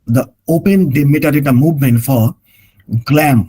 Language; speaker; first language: English; non-native, local second language; Bangla